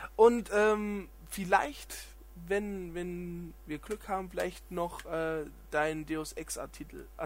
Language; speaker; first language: German; native; German